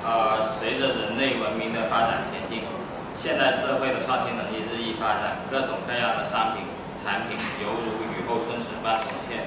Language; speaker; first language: Chinese; native; Chinese